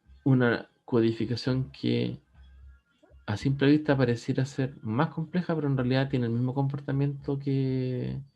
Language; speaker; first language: Spanish; native; Spanish